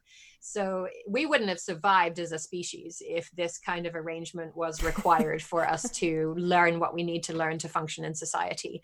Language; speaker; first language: English; native; English